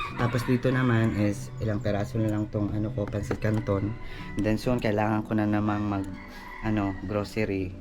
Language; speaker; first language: Filipino; non-native, local second language; Waray